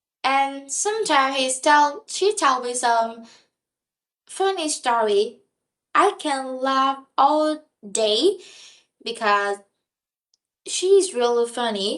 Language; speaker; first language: English; non-native, learner; Vietnamese